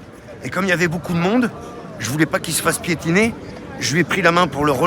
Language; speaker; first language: French; native; French